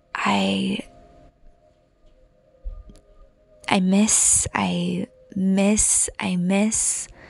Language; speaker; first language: English; early bilingual, other home language; Spanish